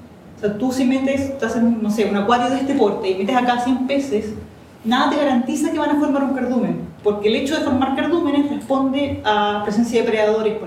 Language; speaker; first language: Spanish; native; Spanish